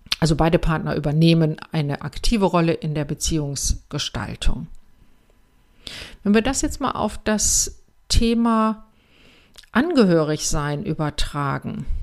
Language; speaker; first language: German; native; German